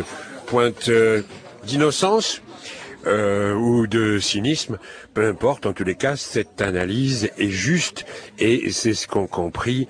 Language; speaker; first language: French; native; French